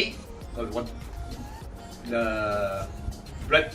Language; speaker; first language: English; non-native, local second language; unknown